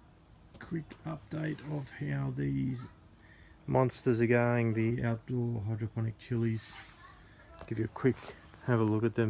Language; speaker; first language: English; native; English